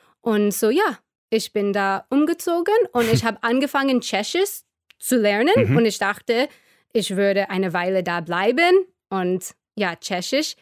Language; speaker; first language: German; non-native, fluent; English